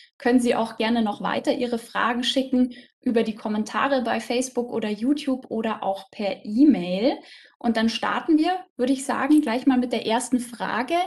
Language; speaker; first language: German; native; German